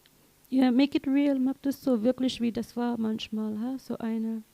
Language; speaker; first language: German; non-native, learner; English